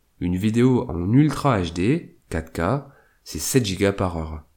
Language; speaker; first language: French; native; French